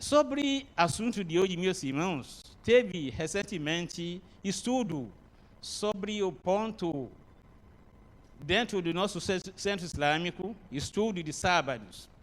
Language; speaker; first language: Portuguese; non-native, learner; Arabic